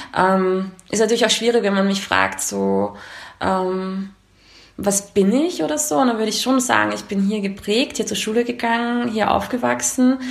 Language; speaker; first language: German; early bilingual, other home language; Hungarian